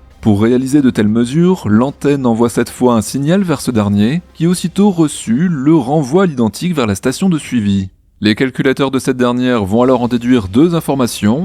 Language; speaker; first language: French; native; French